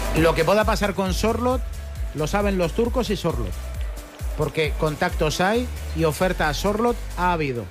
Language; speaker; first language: Spanish; native; Spanish